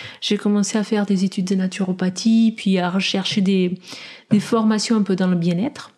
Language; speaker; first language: French; non-native, fluent; Portuguese